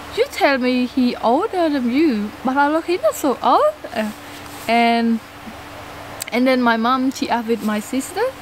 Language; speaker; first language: English; non-native, learner; Khmer